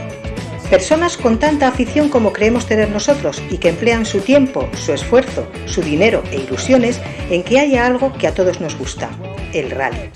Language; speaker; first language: Spanish; native; Spanish